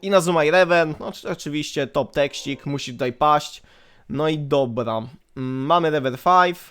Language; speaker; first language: Polish; native; Polish